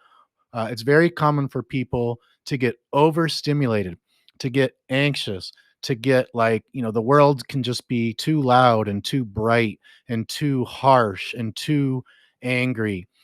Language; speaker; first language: English; native; English